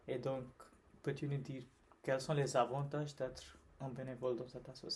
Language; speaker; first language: French; non-native, learner; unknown